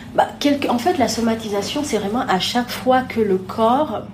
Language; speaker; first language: French; non-native, local second language; Wolof